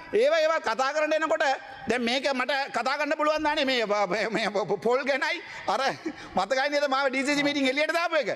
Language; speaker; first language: Sinhala; non-native, local second language; Tamil